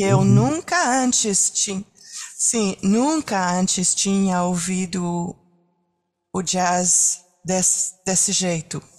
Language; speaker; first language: Portuguese; non-native, learner; French